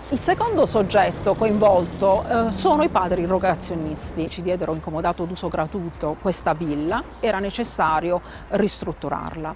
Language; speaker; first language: Italian; native; Italian